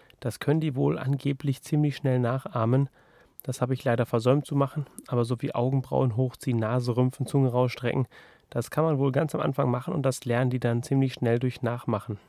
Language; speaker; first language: German; native; German